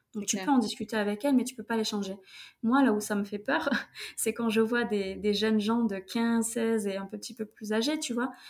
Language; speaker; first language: French; native; French